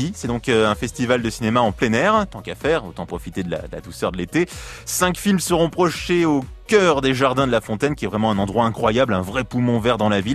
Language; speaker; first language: French; native; French